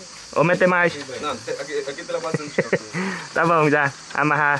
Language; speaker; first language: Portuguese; non-native, learner; Vietnamese